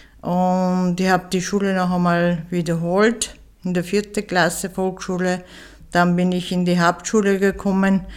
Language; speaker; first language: German; early bilingual, other home language; Turkish